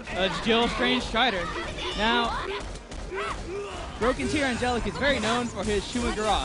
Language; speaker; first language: English; native; English